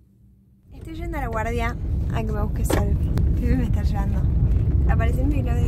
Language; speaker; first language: Spanish; native; Spanish